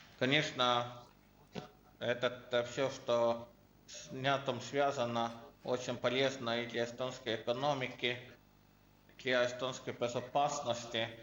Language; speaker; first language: Russian; non-native, learner; Estonian